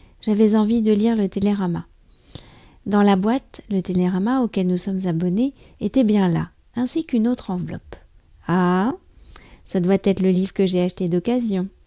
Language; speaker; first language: French; native; French